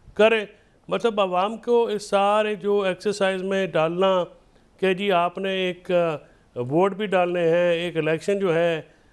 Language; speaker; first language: Urdu; native; Urdu